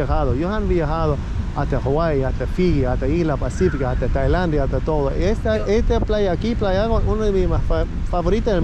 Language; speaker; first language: Spanish; non-native, learner; English